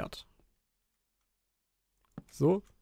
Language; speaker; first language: German; native; German